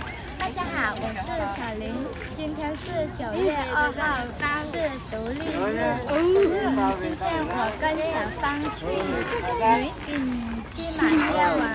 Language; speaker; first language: Chinese; non-native, learner; Vietnamese